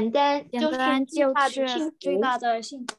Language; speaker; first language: Chinese; non-native, learner; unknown